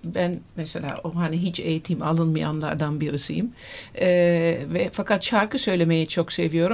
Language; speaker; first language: Turkish; non-native, fluent; Dutch